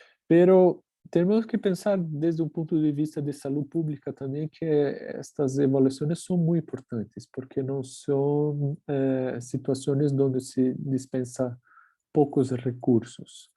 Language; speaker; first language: Spanish; non-native, fluent; Portuguese